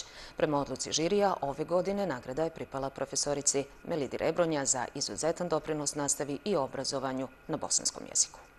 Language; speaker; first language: Serbian; native; Serbian